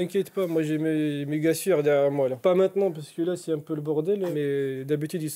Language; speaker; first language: French; native; French